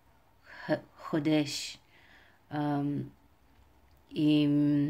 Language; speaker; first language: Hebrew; non-native, learner; Telugu